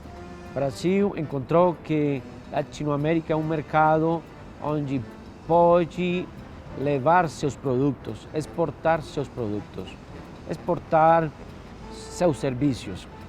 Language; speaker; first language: Portuguese; non-native, fluent; Spanish